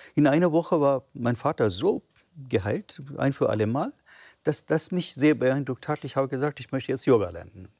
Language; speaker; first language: German; non-native, fluent; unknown